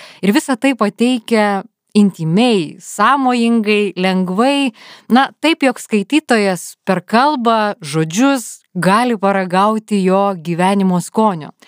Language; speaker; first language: Lithuanian; native; Lithuanian